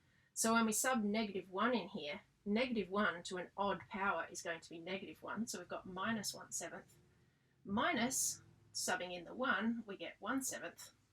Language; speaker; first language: English; native; English